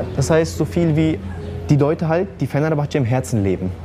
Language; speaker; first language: German; native; German